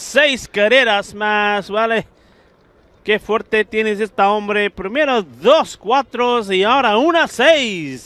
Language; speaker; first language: Spanish; non-native, learner; Punjabi